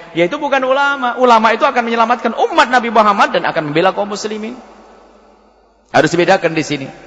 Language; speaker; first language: Indonesian; non-native, local second language; Javanese